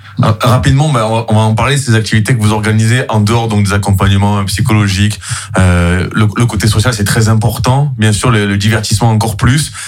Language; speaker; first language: French; native; French